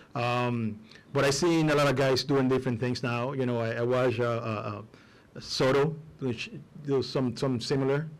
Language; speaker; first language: English; non-native, fluent; Spanish